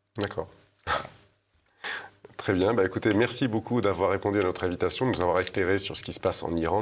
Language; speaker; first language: French; native; French